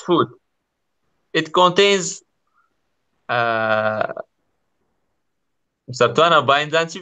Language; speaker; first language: English; non-native, learner; Kurdish